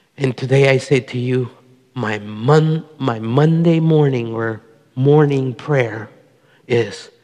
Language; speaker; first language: English; early bilingual, other home language; Spanish